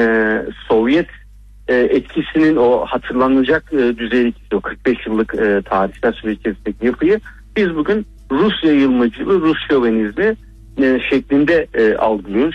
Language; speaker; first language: Turkish; native; Turkish